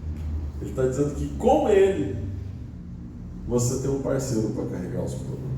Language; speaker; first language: Portuguese; native; Portuguese